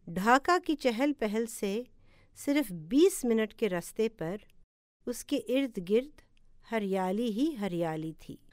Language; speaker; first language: Urdu; native; Urdu